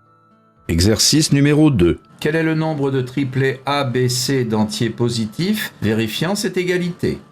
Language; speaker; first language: French; native; French